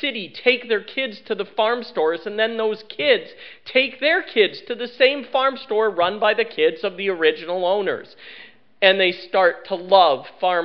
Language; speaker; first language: English; native; English